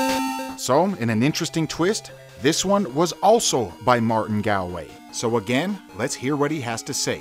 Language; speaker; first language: English; native; English